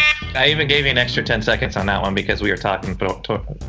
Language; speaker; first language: English; native; English